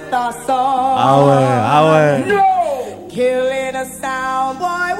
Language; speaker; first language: French; native; French